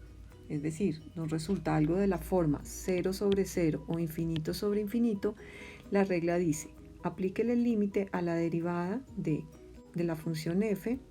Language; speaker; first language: Spanish; native; Spanish